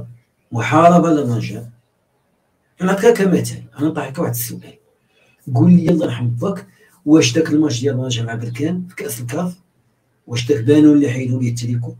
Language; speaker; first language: Arabic; native; Arabic